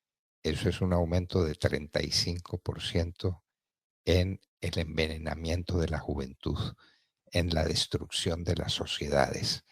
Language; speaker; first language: Spanish; native; Spanish